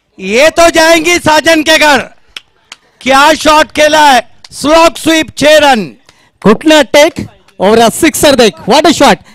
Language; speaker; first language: Hindi; non-native, local second language; Marathi